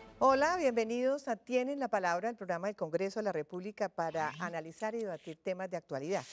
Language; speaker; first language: Spanish; native; Spanish